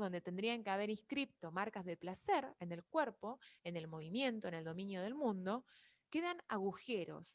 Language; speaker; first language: Spanish; native; Spanish